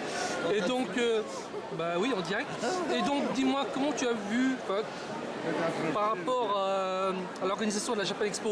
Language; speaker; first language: French; native; French